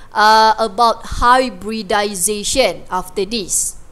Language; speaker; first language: English; non-native, local second language; Malay